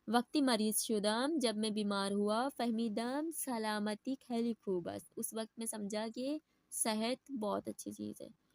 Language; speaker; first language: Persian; non-native, fluent; Urdu